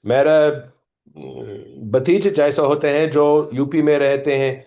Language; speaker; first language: Hindi; non-native, learner; English